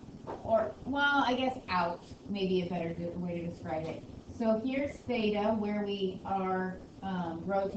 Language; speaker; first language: English; native; English